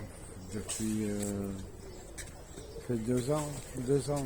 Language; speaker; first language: French; early bilingual, other home language; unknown